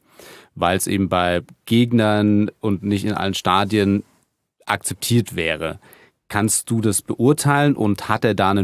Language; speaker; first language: German; native; German